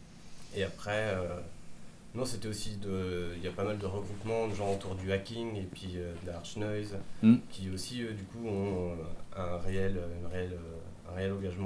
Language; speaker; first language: French; native; French